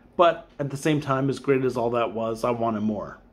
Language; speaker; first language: English; native; English